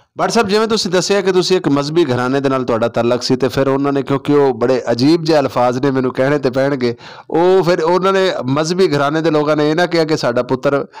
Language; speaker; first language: Punjabi; non-native, local second language; Saraiki